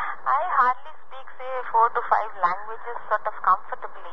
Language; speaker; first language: English; non-native, local second language; Tamil